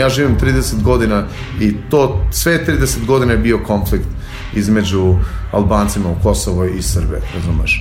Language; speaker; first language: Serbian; non-native, learner; Albanian